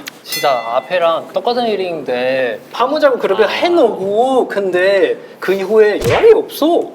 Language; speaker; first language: Korean; non-native, fluent; Chinese